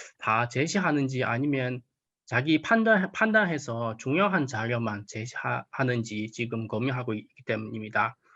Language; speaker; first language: Korean; non-native, fluent; Chinese